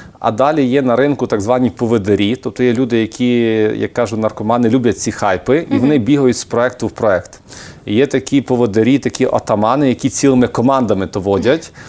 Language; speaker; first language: Ukrainian; native; Ukrainian